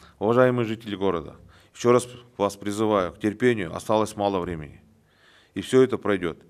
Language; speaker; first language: Russian; non-native, local second language; Kyrgyz